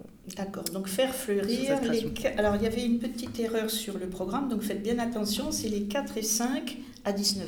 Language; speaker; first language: French; native; French